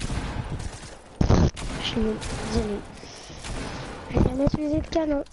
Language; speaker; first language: French; native; French